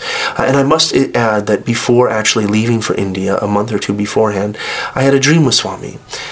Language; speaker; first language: English; native; English